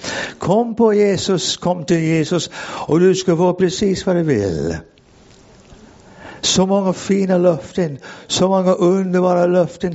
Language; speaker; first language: Swedish; non-native, fluent; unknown